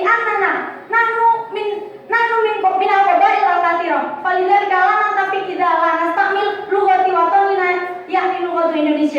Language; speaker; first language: Arabic; non-native, learner; Indonesian